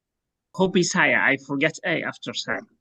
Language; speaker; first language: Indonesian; non-native, learner; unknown